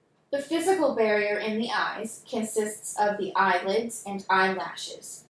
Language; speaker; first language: English; native; English